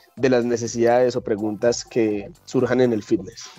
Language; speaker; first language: Spanish; native; Spanish